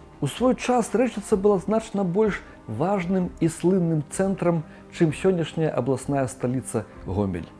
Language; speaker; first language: Belarusian; native; Belarusian